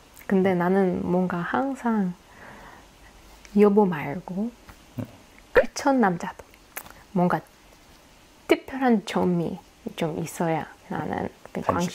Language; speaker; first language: Korean; non-native, fluent; Russian